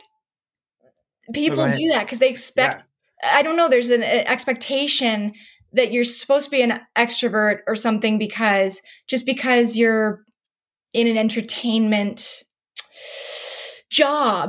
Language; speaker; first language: English; native; English